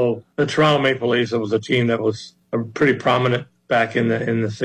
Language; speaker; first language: English; native; English